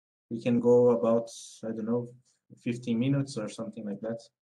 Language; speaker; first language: English; non-native, fluent; Portuguese